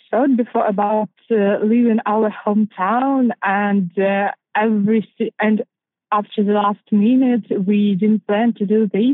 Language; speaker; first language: English; non-native, fluent; Ukrainian